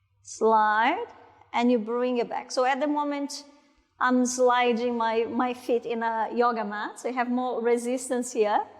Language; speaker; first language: English; non-native, fluent; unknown